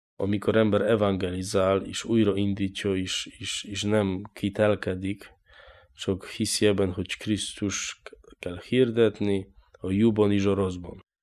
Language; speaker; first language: Hungarian; non-native, learner; Polish